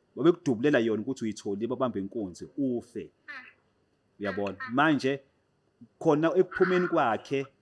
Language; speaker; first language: Zulu; native; Zulu